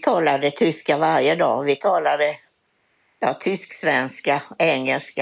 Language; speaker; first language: Swedish; native; Swedish